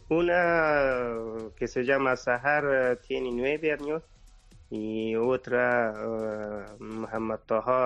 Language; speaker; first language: Spanish; non-native, learner; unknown